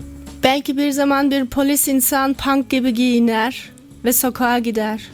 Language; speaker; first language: Turkish; non-native, learner; German